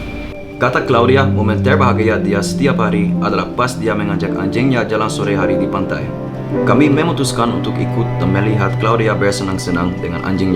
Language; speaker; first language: Indonesian; non-native, fluent; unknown